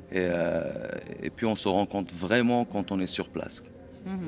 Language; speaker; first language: French; non-native, local second language; Arabic